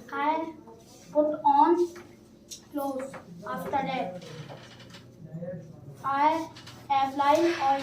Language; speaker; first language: English; non-native, learner; Hindi